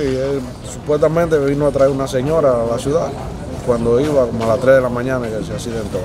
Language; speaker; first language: Spanish; native; Spanish